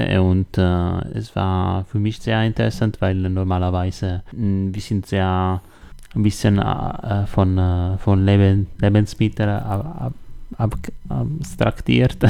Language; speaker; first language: German; non-native, learner; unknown